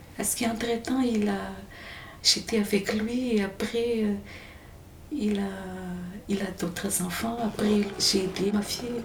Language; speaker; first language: French; non-native, local second language; Malagasy